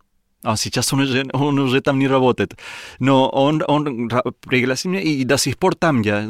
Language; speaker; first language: Russian; non-native, learner; Spanish